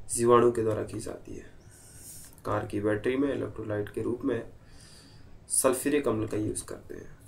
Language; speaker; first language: Hindi; native; Hindi